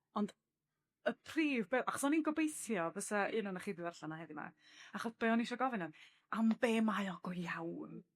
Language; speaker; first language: Welsh; native; Welsh